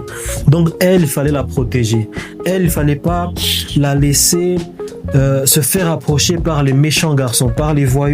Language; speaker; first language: French; native; French